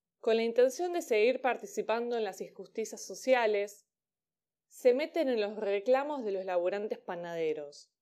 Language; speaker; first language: Spanish; native; Spanish